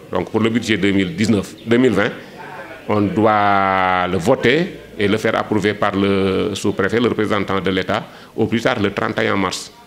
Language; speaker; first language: French; non-native, local second language; Wolof